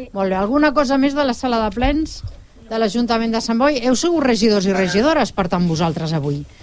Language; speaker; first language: Catalan; native; Catalan